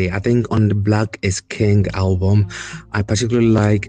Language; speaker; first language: English; non-native, local second language; Ga